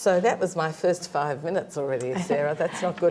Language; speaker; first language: English; native; English